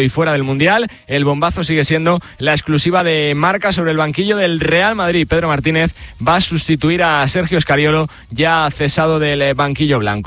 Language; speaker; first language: Spanish; native; Spanish